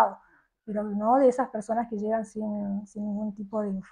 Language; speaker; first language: Spanish; native; Spanish